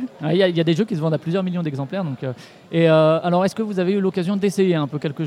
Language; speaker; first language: French; native; French